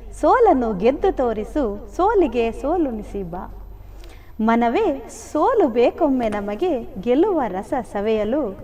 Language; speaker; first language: Kannada; non-native, local second language; Tulu